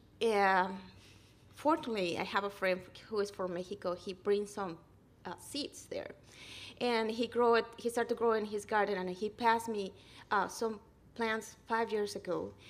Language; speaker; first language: English; non-native, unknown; Spanish